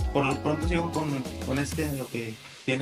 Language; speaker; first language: Spanish; native; Spanish